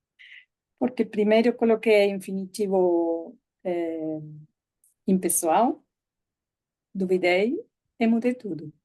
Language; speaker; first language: Portuguese; non-native, learner; Spanish